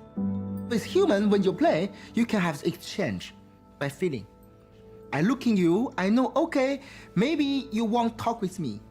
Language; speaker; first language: English; non-native, learner; Chinese